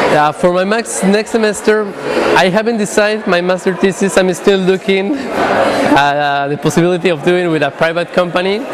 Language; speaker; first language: English; non-native, fluent; Spanish